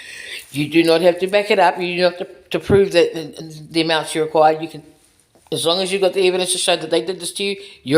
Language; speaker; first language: English; native; English